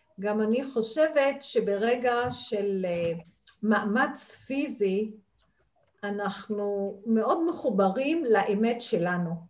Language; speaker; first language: Hebrew; non-native, local second language; Arabic